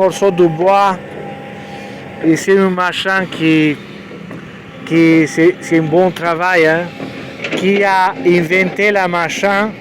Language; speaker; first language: French; non-native, learner; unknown